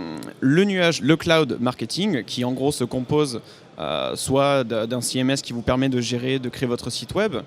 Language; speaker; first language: French; native; French